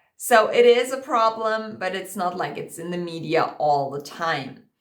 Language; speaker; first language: English; non-native, fluent; German